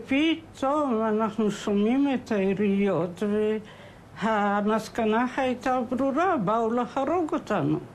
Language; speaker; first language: Hebrew; non-native, fluent; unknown